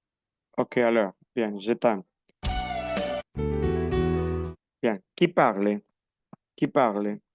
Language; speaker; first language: French; non-native, fluent; Spanish